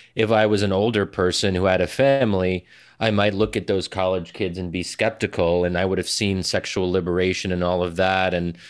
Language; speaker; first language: English; early bilingual, other home language; Arabic